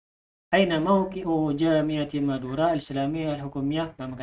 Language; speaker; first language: Arabic; non-native, learner; Indonesian